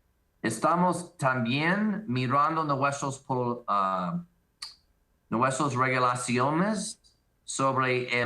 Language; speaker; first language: Spanish; non-native, learner; English